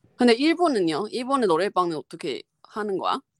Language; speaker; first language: Korean; non-native, fluent; Chinese